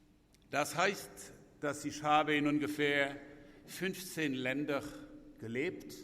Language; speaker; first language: German; non-native, local second language; French